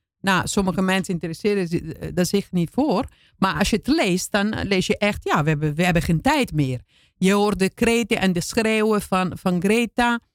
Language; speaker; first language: Dutch; non-native, fluent; Italian